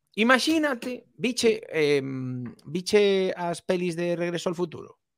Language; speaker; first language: Galician; non-native, local second language; Spanish